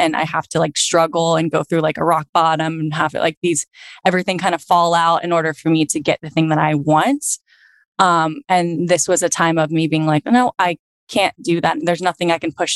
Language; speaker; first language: English; native; English